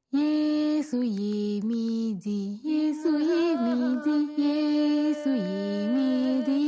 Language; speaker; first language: German; non-native, learner; French